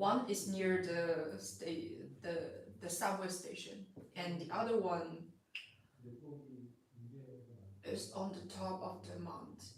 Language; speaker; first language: English; non-native, fluent; Chinese